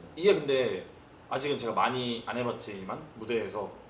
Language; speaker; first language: Korean; early bilingual, heritage; Korean